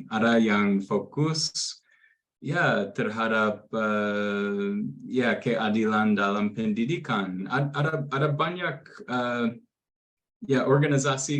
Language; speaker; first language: Indonesian; non-native, fluent; English